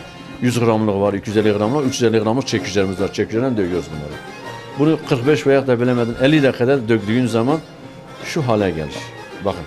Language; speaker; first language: Turkish; native; Turkish